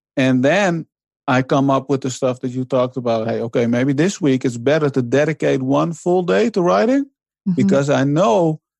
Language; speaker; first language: English; non-native, fluent; Dutch